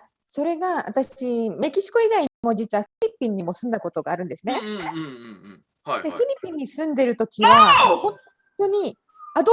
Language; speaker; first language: Japanese; native; Japanese